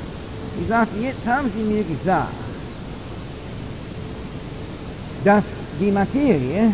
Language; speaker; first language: German; non-native, fluent; English